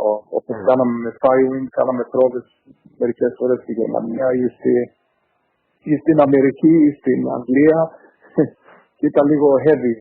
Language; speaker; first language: Greek; early bilingual, heritage; Greek